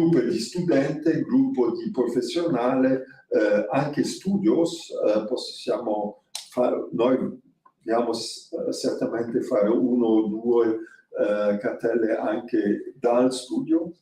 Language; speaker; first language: Italian; non-native, fluent; French